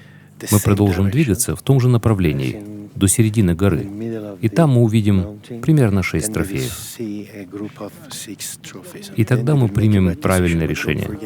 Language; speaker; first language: Russian; native; Russian